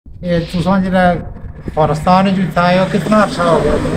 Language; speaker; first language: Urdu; non-native, local second language; Punjabi